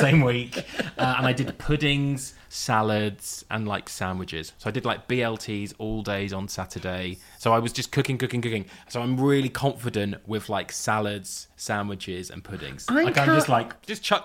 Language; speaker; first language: English; native; English